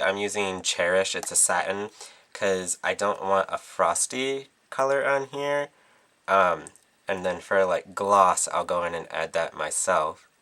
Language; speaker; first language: English; native; English